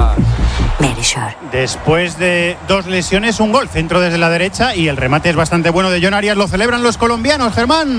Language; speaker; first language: Spanish; native; Spanish